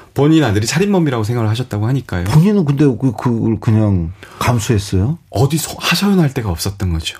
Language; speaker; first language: Korean; native; Korean